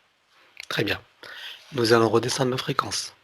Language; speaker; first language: French; native; French